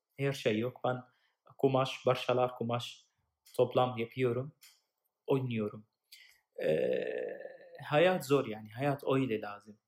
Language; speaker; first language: Turkish; non-native, learner; Arabic